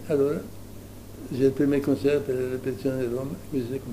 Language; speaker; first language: French; non-native, learner; Italian